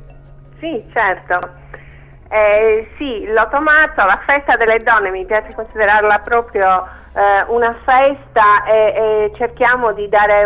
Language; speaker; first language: Italian; native; Italian